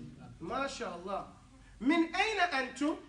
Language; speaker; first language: Arabic; non-native, fluent; English